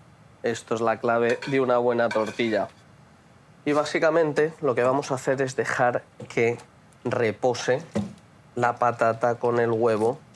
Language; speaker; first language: Spanish; native; Spanish